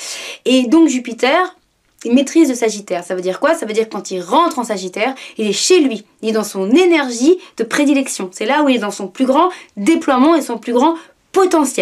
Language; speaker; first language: French; native; French